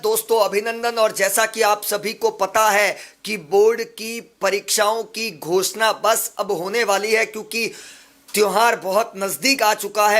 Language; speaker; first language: Hindi; native; Hindi